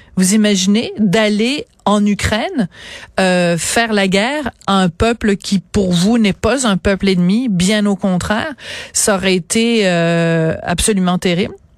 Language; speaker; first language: French; native; French